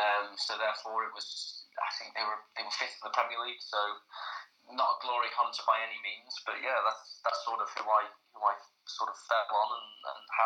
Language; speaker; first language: English; native; English